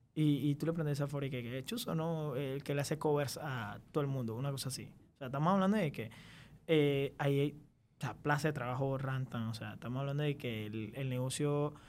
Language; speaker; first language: Spanish; early bilingual, other home language; Chinese